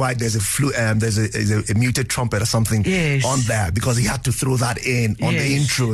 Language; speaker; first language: English; non-native, local second language; Yoruba